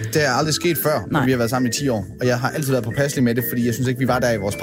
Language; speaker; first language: Danish; native; Danish